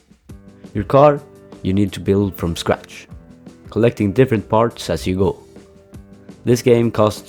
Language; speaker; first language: English; non-native, fluent; Norwegian